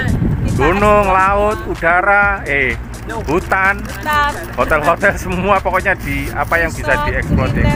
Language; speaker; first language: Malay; non-native, local second language; Javanese